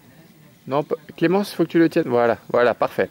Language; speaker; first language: French; native; French